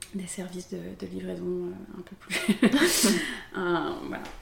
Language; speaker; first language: French; native; French